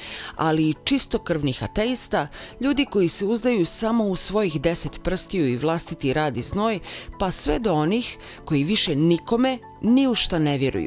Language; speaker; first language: Bosnian; native; Bosnian